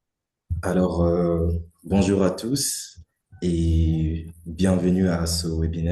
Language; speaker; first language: French; non-native, fluent; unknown